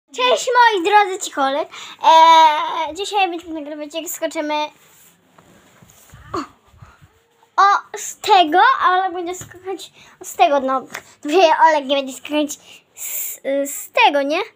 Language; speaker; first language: Polish; native; Polish